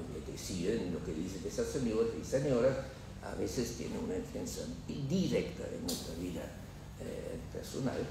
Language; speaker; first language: Spanish; non-native, fluent; German